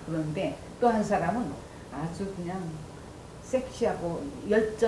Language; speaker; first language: Korean; native; Korean